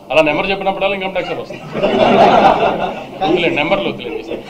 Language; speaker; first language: Telugu; native; Telugu